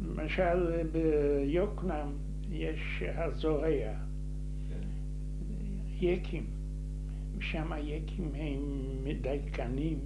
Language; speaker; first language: Hebrew; non-native, fluent; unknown